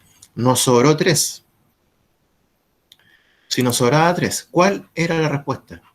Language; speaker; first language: Spanish; native; Spanish